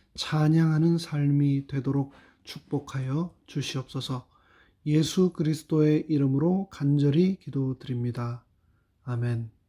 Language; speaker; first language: Korean; native; Korean